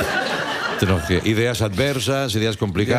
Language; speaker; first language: Spanish; native; Spanish